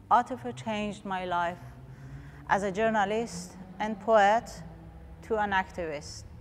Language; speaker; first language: English; non-native, learner; Persian